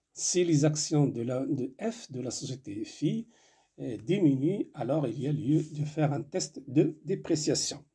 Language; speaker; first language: French; non-native, local second language; Arabic